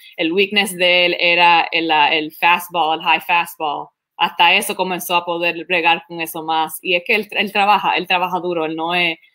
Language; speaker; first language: Spanish; early bilingual, heritage; Spanish